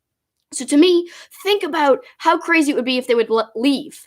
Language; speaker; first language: English; native; English